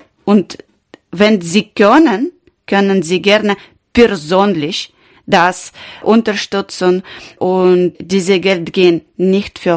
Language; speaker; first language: German; non-native, learner; Ukrainian